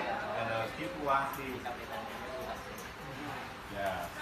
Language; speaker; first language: English; non-native, learner; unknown